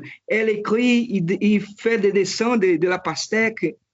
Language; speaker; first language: French; non-native, fluent; Portuguese